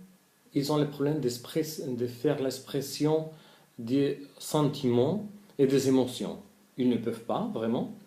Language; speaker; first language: French; non-native, learner; Spanish